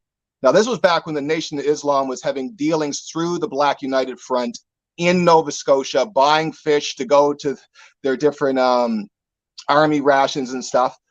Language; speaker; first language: English; native; English